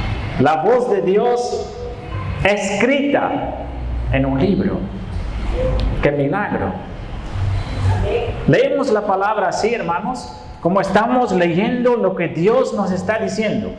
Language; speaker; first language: Spanish; non-native, fluent; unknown